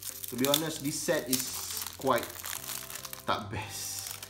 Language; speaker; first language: English; non-native, local second language; Malay